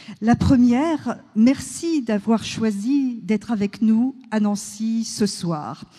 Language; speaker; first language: French; native; French